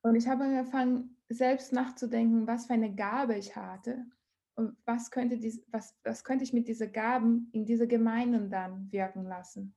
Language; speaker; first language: German; non-native, learner; Portuguese